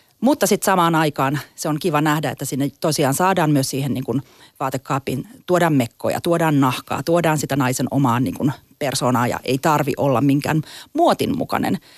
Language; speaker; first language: Finnish; native; Finnish